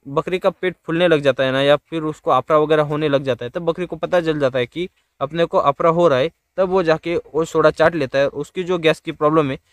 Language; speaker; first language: Hindi; non-native, local second language; Marathi